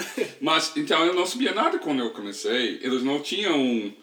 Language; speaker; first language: Portuguese; non-native, learner; English